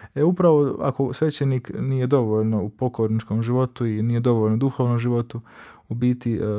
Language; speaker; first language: Croatian; native; Croatian